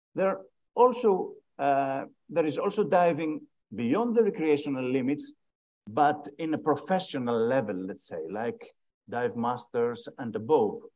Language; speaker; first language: English; non-native, fluent; Greek